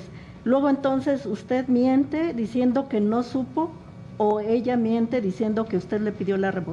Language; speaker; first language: Spanish; native; Spanish